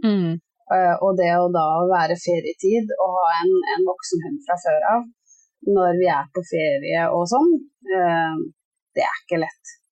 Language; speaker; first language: Norwegian; native; Norwegian